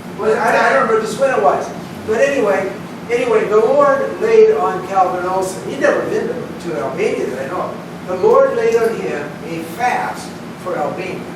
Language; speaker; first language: English; native; English